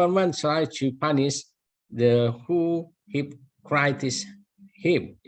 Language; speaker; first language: English; non-native, learner; Indonesian